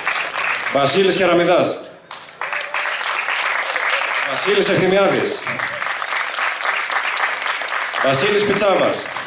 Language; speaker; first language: Greek; native; Greek